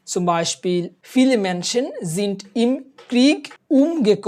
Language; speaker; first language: German; non-native, fluent; Bangla